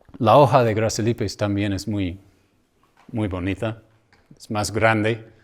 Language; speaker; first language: Spanish; non-native, fluent; English